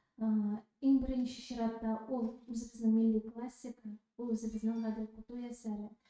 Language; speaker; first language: Tatar; native; Tatar